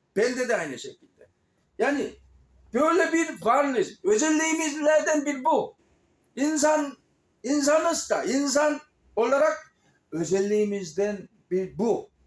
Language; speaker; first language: Turkish; non-native, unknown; Korean